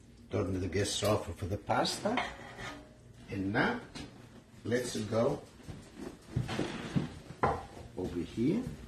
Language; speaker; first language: English; non-native, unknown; Italian